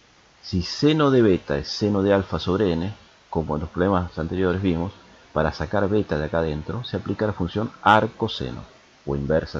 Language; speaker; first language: Spanish; native; Spanish